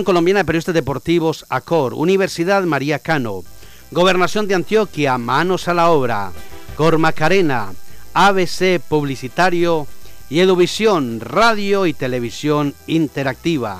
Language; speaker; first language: Spanish; native; Spanish